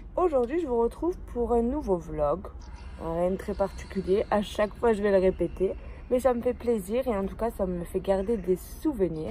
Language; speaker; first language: French; native; French